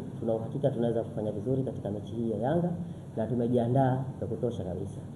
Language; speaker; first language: Swahili; native; Swahili